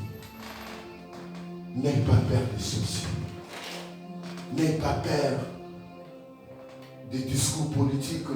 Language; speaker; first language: French; non-native, local second language; Lingala